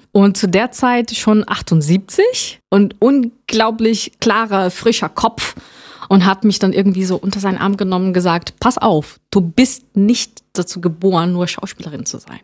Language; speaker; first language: German; non-native, fluent; Portuguese